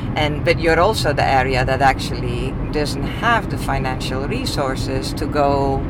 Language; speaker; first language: English; non-native, fluent; Dutch